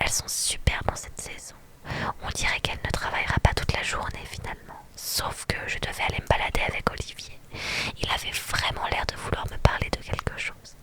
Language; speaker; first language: French; native; French